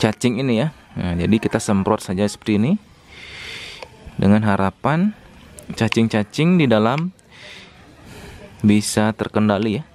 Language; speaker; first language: Indonesian; native; Indonesian